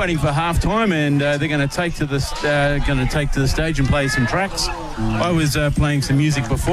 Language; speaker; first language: English; native; English